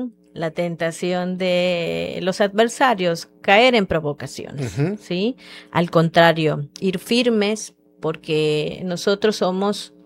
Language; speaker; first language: Spanish; non-native, local second language; Yucateco